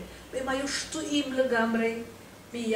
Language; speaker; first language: Hebrew; non-native, fluent; Romanian